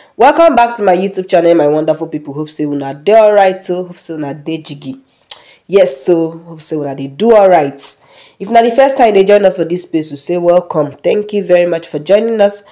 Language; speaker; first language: Nigerian Pidgin; non-native, local second language; Yoruba